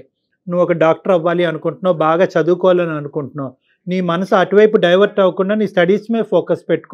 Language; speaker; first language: Telugu; native; Telugu